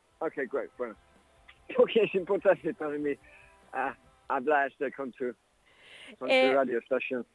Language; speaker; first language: Spanish; non-native, learner; English